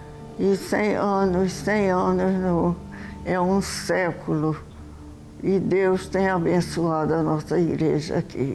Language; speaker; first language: Portuguese; early bilingual, heritage; Portuguese